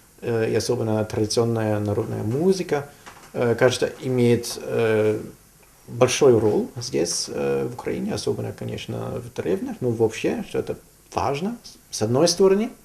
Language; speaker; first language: Russian; non-native, learner; German